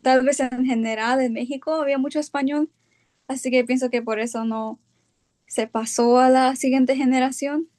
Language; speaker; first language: Spanish; early bilingual, heritage; Spanish